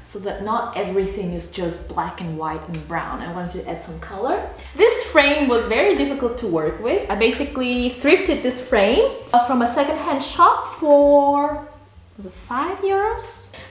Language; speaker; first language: English; non-native, fluent; Russian